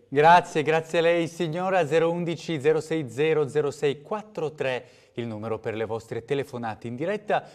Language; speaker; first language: Italian; native; Italian